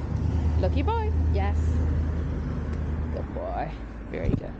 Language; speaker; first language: English; non-native, fluent; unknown